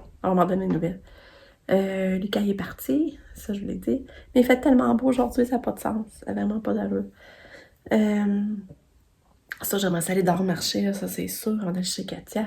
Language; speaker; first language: French; native; French